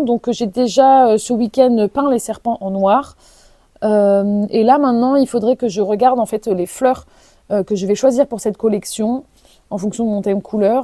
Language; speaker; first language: French; native; French